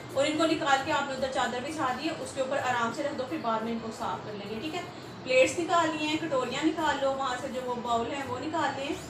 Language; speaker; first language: Urdu; native; Urdu